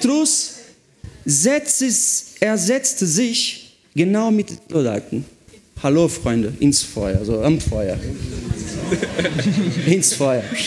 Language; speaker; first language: German; non-native, fluent; Portuguese